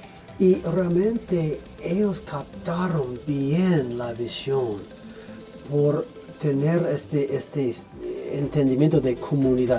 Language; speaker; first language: Spanish; non-native, fluent; English